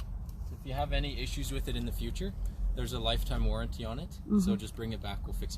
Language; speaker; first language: English; native; English